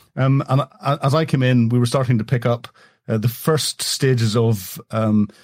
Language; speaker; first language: English; native; English